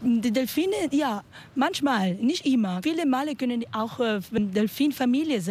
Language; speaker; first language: German; non-native, learner; Spanish